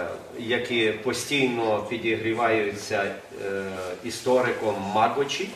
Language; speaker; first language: Ukrainian; native; Ukrainian